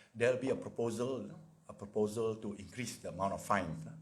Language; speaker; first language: English; non-native, local second language; Malay